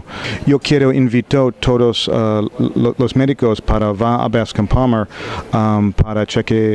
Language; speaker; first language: Spanish; non-native, learner; English